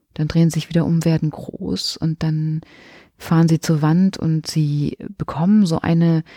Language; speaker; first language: German; native; German